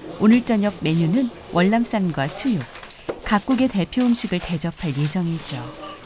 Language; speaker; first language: Korean; native; Korean